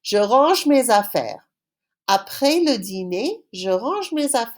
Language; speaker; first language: French; non-native, fluent; English